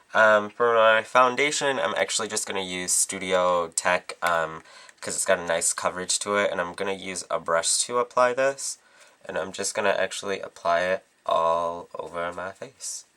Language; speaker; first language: English; native; English